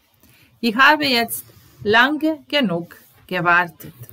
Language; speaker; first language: German; non-native, fluent; Serbian